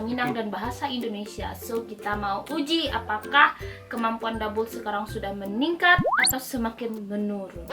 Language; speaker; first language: Indonesian; non-native, local second language; Minangkabau